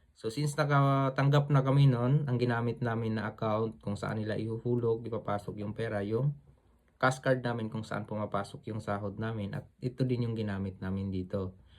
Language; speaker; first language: Filipino; native; Filipino